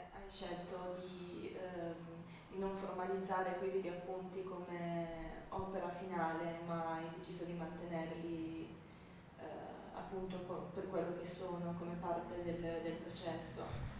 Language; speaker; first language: Italian; native; Italian